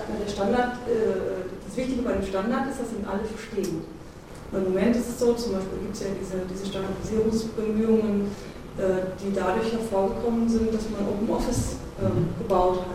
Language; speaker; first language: German; native; German